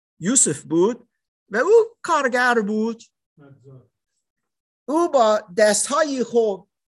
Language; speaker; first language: Persian; non-native, learner; German